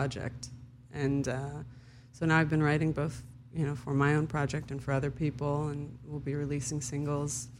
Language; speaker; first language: English; early bilingual, other home language; Hebrew